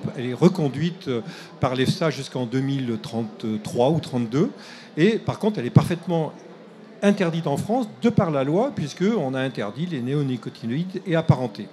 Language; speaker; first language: French; native; French